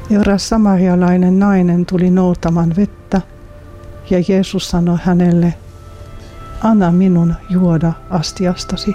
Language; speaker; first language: Finnish; non-native, fluent; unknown